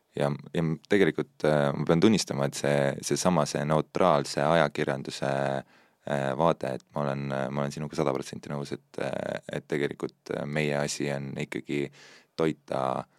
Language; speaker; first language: Estonian; native; Estonian